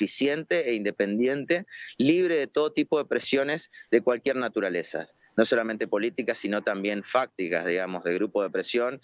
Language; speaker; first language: Spanish; native; Spanish